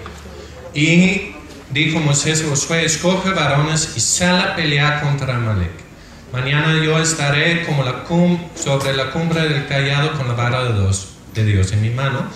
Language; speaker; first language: Spanish; non-native, fluent; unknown